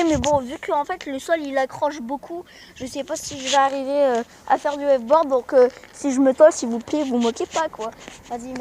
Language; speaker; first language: French; native; French